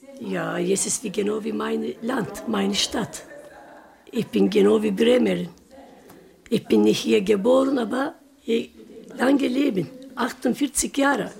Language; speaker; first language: German; non-native, learner; Turkish